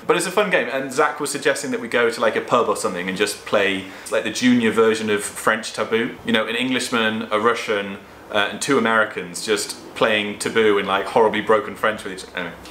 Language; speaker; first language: English; native; English